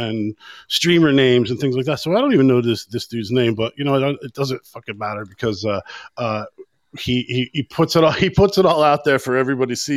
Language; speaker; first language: English; native; English